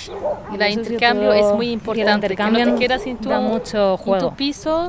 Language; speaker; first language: Spanish; non-native, learner; French